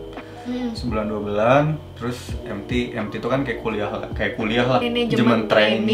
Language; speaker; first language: Indonesian; native; Indonesian